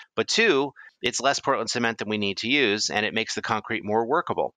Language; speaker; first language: English; native; English